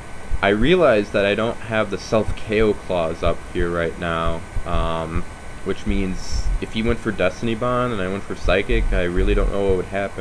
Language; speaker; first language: English; native; English